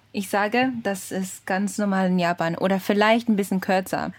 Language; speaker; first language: German; early bilingual, other home language; Japanese